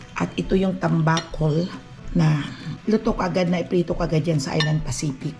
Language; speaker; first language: Filipino; non-native, local second language; Cebuano